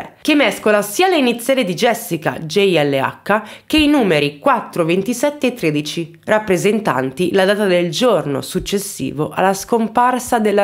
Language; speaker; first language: Italian; native; Italian